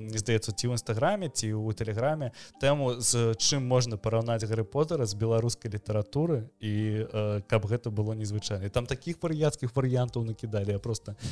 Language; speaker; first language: Belarusian; non-native, local second language; Russian